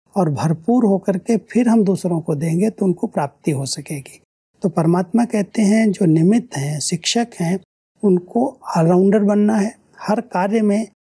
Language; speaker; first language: Hindi; native; Hindi